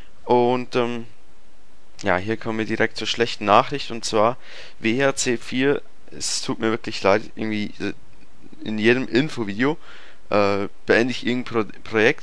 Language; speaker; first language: German; native; German